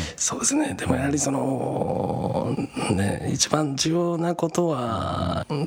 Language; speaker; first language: Japanese; native; Japanese